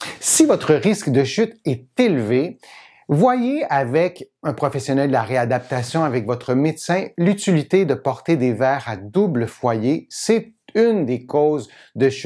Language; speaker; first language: French; native; French